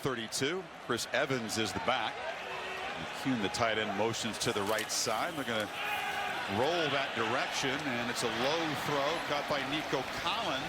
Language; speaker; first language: English; native; English